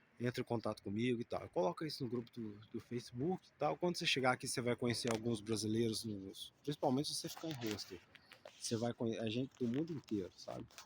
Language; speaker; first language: Portuguese; native; Portuguese